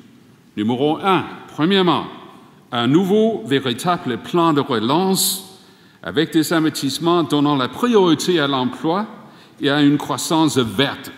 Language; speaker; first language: French; non-native, fluent; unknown